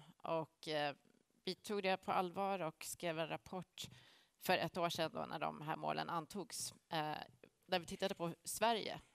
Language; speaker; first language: Swedish; native; Swedish